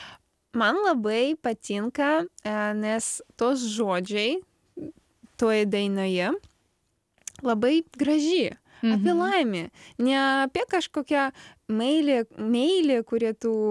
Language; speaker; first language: Lithuanian; non-native, learner; Ukrainian